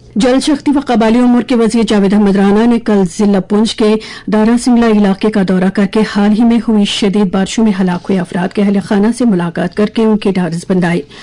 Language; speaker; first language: Urdu; non-native, local second language; Kashmiri